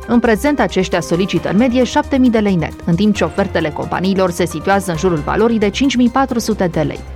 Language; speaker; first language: Romanian; native; Romanian